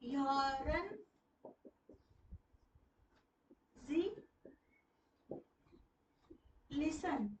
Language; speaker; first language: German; non-native, fluent; Hindi